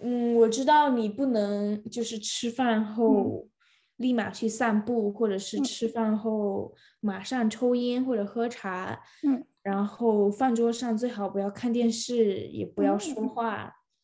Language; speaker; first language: Chinese; early bilingual, other home language; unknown